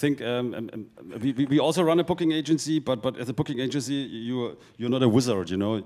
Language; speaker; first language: English; non-native, fluent; German